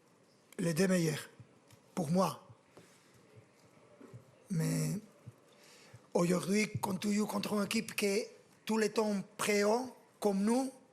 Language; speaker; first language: French; non-native, fluent; Spanish